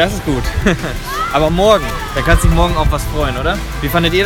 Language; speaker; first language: German; native; German